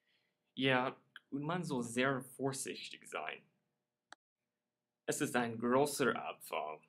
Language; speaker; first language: German; non-native, learner; English